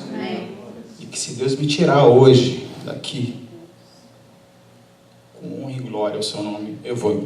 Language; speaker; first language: Portuguese; native; Portuguese